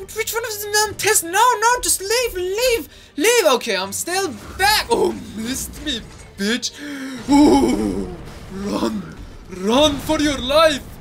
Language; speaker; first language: English; non-native, fluent; Persian